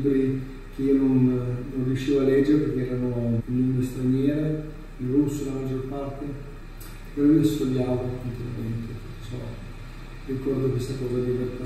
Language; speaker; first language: Italian; non-native, fluent; Albanian